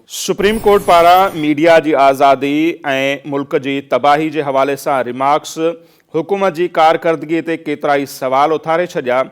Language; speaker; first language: Sindhi; native; Sindhi